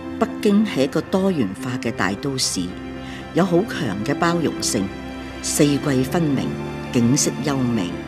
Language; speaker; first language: Chinese; non-native, local second language; Cantonese